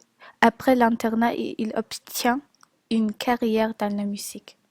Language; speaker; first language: French; non-native, learner; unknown